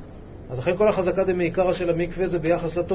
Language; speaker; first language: Hebrew; native; Hebrew